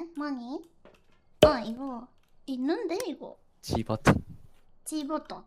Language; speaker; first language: Korean; non-native, fluent; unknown